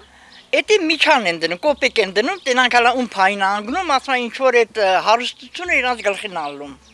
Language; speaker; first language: Armenian; non-native, local second language; Kurdish